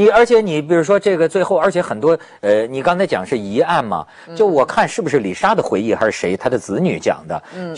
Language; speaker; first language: Chinese; native; Chinese